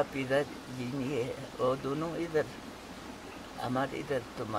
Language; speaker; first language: Hindi; non-native, local second language; Balti